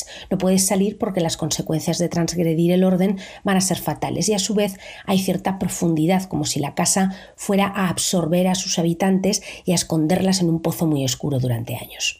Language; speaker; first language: Spanish; native; Spanish